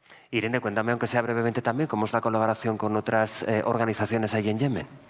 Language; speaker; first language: Spanish; native; Spanish